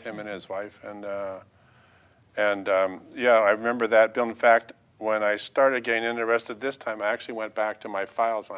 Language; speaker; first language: English; native; English